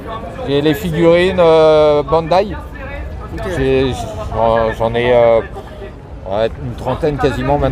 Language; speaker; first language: French; native; French